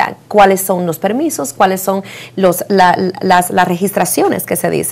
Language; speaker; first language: Spanish; native; Spanish